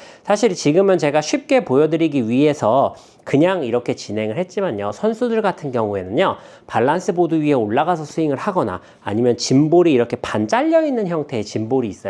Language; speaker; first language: Korean; native; Korean